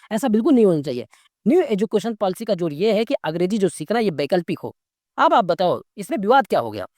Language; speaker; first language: Hindi; native; Hindi